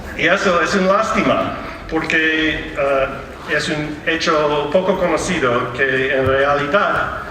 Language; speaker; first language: Spanish; non-native, learner; English